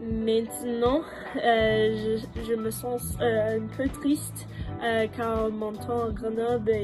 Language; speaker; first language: French; non-native, learner; English